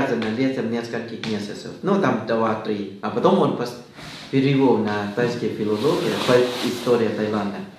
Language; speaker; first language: Russian; non-native, fluent; Thai